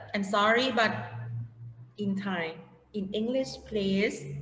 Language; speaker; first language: English; non-native, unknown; Thai